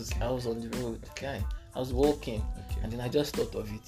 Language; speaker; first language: English; non-native, local second language; Yoruba